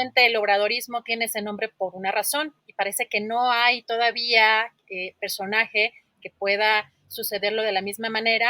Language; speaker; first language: Spanish; native; Spanish